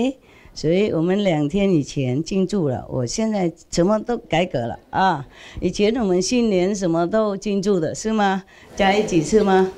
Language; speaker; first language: Chinese; non-native, fluent; Vietnamese